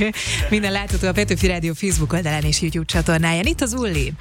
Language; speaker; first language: Hungarian; native; Hungarian